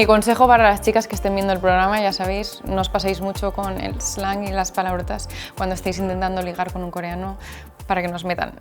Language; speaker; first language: Spanish; native; Spanish